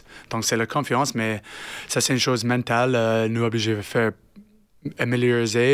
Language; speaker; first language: French; non-native, learner; English